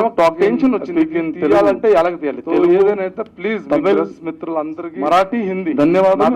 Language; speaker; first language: Telugu; early bilingual, heritage; Telugu